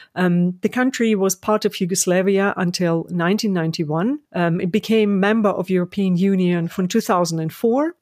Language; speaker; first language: English; non-native, fluent; Ukrainian